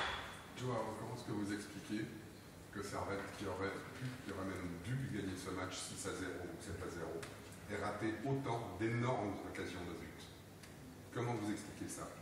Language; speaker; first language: French; native; French